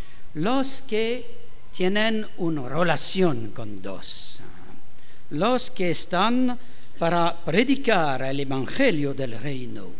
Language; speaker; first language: Spanish; non-native, fluent; French